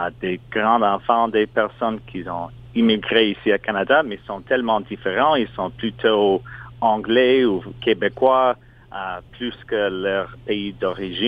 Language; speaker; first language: French; non-native, local second language; English